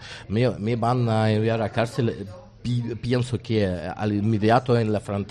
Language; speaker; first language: Spanish; non-native, learner; Russian